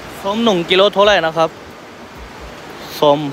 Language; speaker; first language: Thai; non-native, fluent; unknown